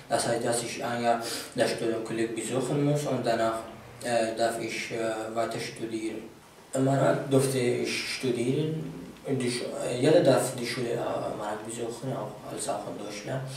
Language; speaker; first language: German; non-native, fluent; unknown